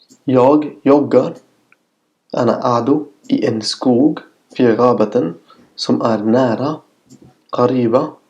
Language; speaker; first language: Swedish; non-native, fluent; Arabic